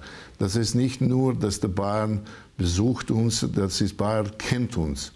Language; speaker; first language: German; non-native, learner; Croatian